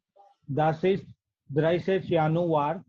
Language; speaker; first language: German; non-native, learner; Gujarati